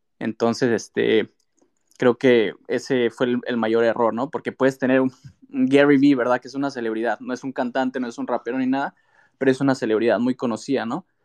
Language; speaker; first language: Spanish; early bilingual, heritage; Spanish